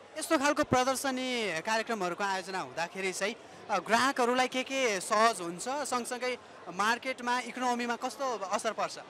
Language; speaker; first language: Nepali; native; Nepali